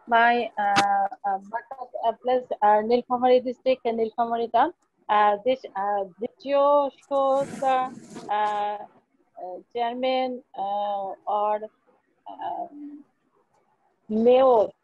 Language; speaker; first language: English; non-native, learner; Bangla